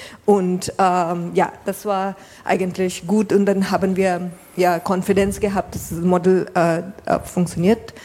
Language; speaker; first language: German; non-native, fluent; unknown